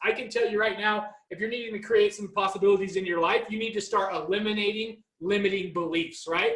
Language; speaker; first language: English; native; English